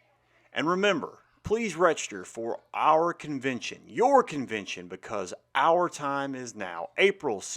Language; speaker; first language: English; native; English